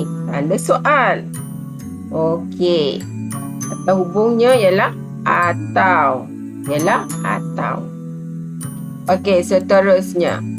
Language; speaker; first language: Malay; native; Malay